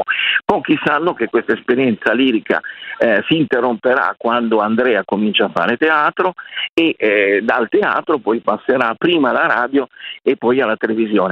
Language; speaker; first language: Italian; native; Italian